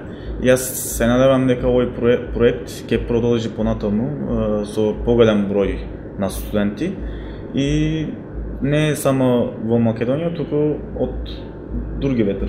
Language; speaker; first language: Macedonian; non-native, fluent; Turkish